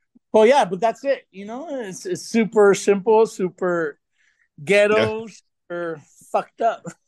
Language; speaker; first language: English; early bilingual, other home language; Spanish